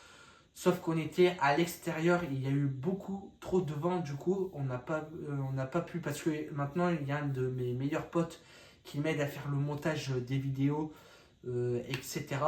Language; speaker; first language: French; native; French